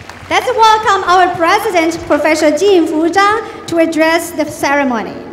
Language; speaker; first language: English; non-native, fluent; Chinese